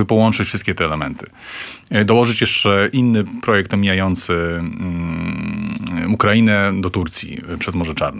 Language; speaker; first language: Polish; native; Polish